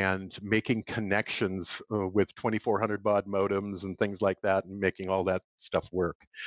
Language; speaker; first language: English; native; English